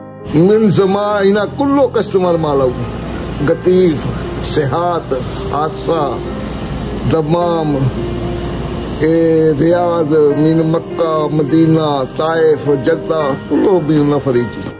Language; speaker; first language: Arabic; non-native, learner; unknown